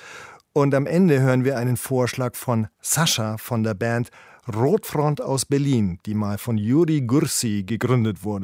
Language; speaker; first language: German; native; German